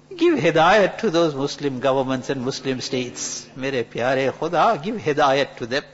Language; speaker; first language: English; native; English